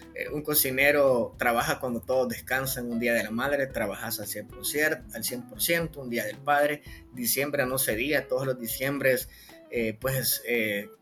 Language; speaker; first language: Spanish; native; Spanish